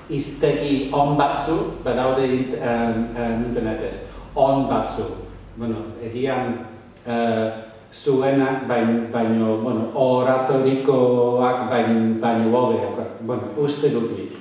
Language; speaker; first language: Basque; non-native, fluent; English